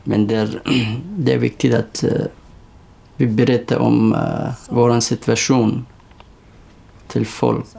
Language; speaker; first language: Swedish; non-native, learner; Persian